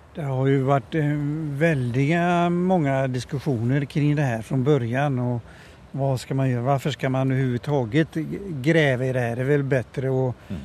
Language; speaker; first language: Swedish; native; Swedish